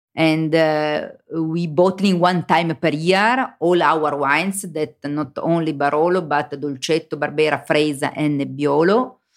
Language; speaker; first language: English; non-native, learner; Italian